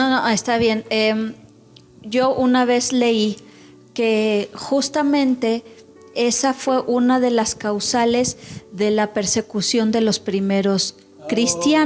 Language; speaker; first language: Spanish; native; Spanish